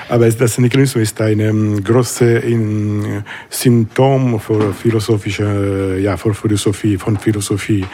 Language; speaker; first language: German; non-native, learner; Italian